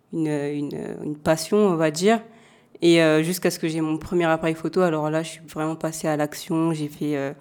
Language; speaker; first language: French; native; French